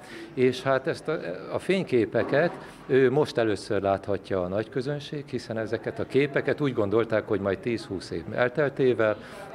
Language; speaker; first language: Hungarian; native; Hungarian